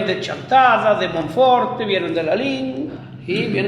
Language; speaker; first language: Spanish; native; Spanish